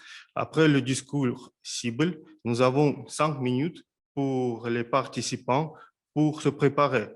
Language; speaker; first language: French; non-native, fluent; Russian